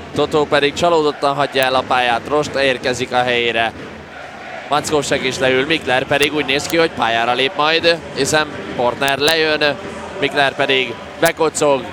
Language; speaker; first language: Hungarian; native; Hungarian